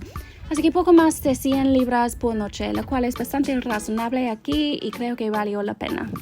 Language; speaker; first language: Spanish; non-native, learner; English